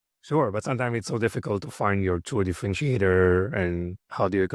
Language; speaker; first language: English; non-native, fluent; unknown